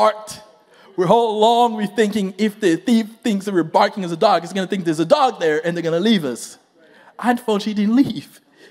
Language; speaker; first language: English; non-native, local second language; Kinyarwanda